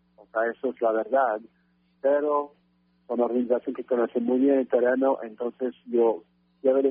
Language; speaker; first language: Spanish; non-native, fluent; French